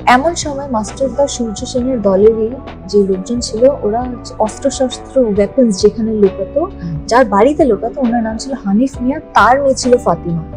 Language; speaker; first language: Bangla; native; Bangla